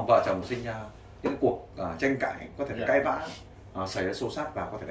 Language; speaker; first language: Vietnamese; native; Vietnamese